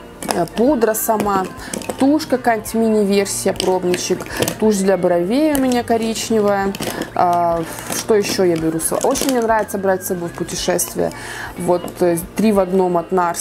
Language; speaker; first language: Russian; native; Russian